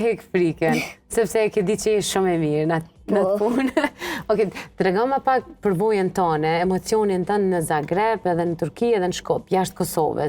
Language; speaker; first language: Albanian; native; Albanian